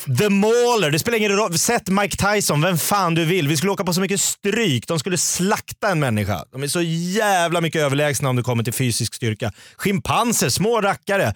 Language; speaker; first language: Swedish; native; Swedish